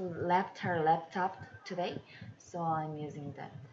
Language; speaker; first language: English; non-native, learner; Korean